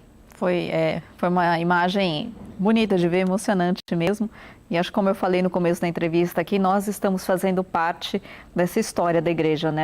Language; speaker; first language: Portuguese; native; Portuguese